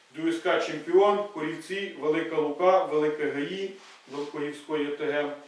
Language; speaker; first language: Ukrainian; native; Ukrainian